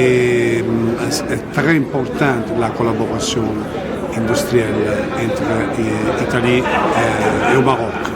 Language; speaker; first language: French; non-native, fluent; Italian